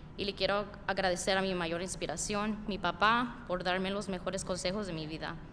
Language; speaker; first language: Spanish; early bilingual, other home language; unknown